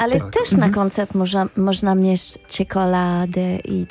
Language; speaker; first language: Polish; non-native, learner; French